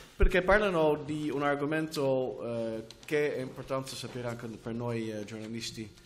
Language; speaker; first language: Italian; non-native, fluent; Dutch